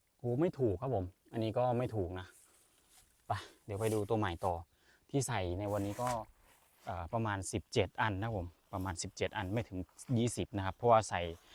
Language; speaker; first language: Thai; non-native, local second language; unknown